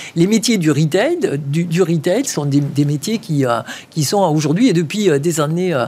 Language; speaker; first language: French; native; French